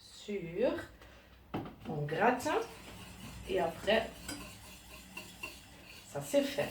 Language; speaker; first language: French; non-native, learner; German